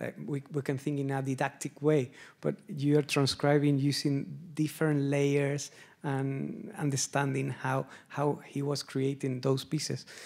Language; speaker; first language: English; non-native, fluent; Spanish